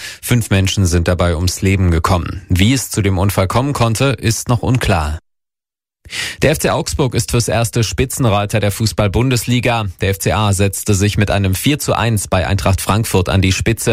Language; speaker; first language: German; native; German